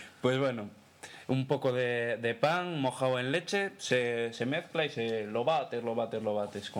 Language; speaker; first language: Spanish; native; Spanish